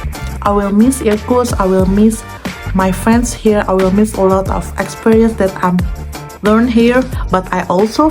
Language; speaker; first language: English; non-native, learner; Indonesian